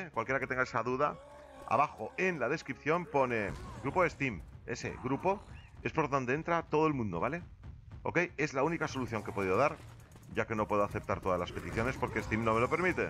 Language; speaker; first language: Spanish; native; Spanish